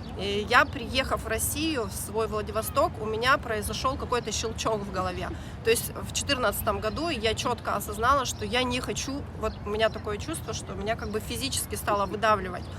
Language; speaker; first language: Russian; native; Russian